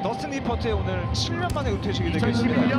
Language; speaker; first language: Korean; native; Korean